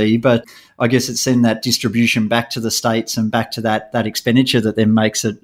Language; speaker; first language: English; native; English